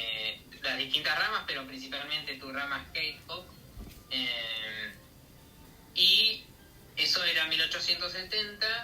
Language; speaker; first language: Spanish; native; Spanish